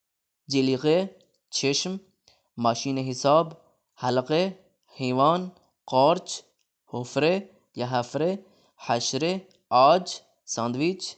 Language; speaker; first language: Persian; non-native, fluent; Urdu